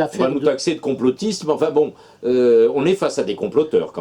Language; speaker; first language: French; native; French